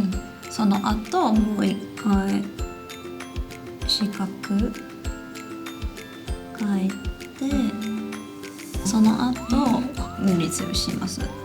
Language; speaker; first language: Japanese; non-native, fluent; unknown